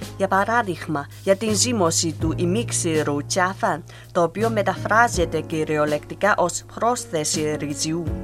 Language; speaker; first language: Greek; non-native, fluent; Chinese